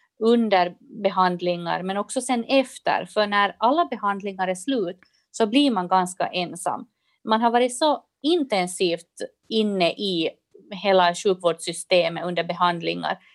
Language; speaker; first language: Swedish; native; Swedish